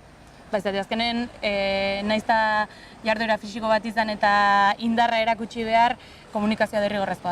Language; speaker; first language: Basque; native; Basque